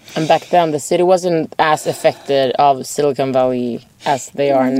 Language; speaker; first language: English; non-native, fluent; Swedish